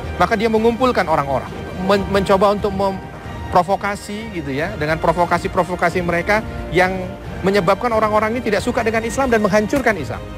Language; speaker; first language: Indonesian; native; Indonesian